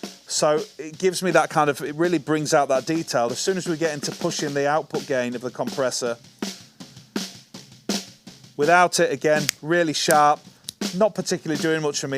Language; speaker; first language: English; native; English